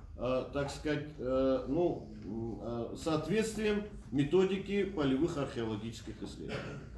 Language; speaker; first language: Russian; native; Russian